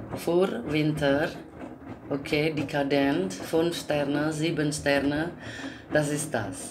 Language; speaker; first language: German; non-native, learner; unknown